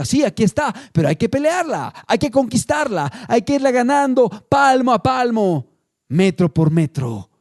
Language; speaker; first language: Spanish; native; Spanish